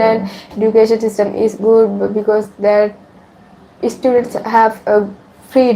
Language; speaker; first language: English; non-native, learner; Sinhala